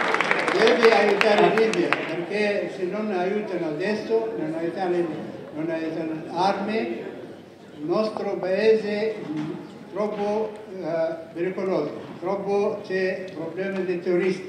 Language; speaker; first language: Italian; non-native, learner; Arabic